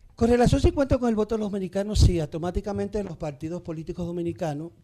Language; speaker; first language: Spanish; native; Spanish